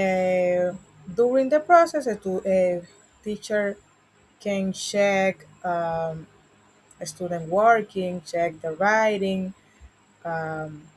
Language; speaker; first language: English; non-native, learner; Spanish